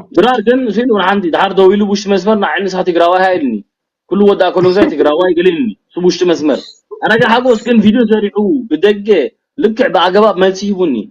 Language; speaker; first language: Tigrinya; early bilingual, heritage; Tigrinya